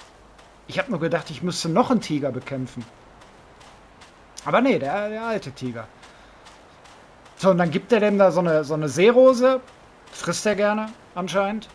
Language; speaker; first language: German; native; German